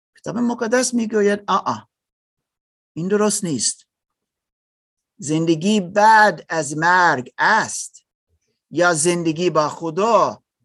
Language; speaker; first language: Persian; non-native, learner; German